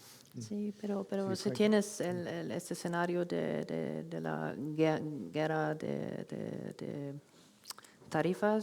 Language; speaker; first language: Spanish; non-native, fluent; German